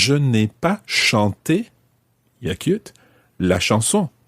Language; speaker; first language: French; non-native, fluent; English